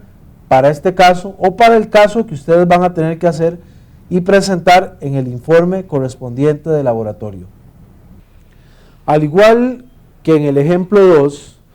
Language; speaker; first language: Spanish; native; Spanish